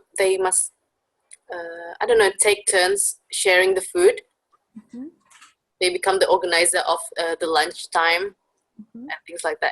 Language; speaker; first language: English; non-native, fluent; Indonesian